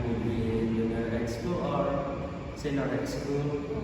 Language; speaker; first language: English; non-native, learner; Indonesian